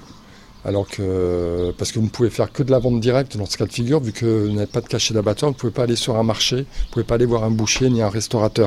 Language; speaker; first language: French; native; French